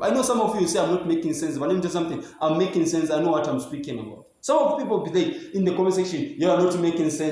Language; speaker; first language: English; non-native, local second language; Zulu